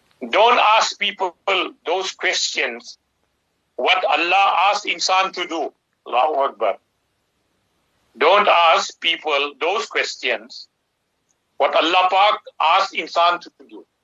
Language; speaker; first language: English; native; English